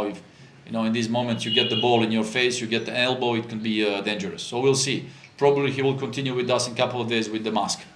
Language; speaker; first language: English; non-native, fluent; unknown